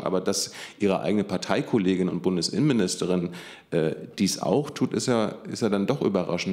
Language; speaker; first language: German; native; German